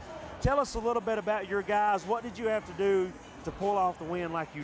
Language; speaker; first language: English; native; English